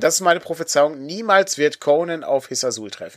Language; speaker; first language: German; native; German